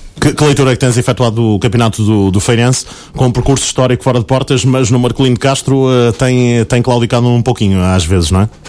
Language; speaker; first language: Portuguese; native; Portuguese